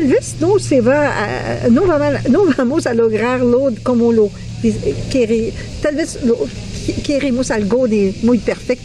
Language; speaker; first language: Spanish; non-native, fluent; French